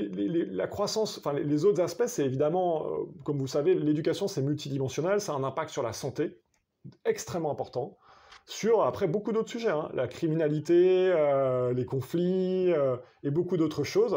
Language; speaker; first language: French; native; French